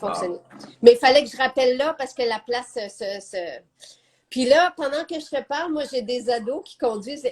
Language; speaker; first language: French; native; French